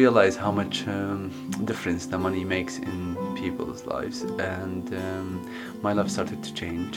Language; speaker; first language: English; non-native, fluent; Arabic